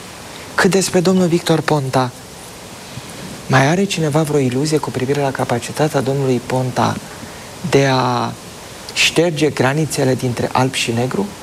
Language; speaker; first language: Romanian; native; Romanian